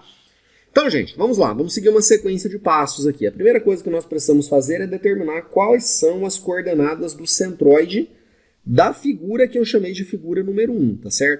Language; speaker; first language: Portuguese; native; Portuguese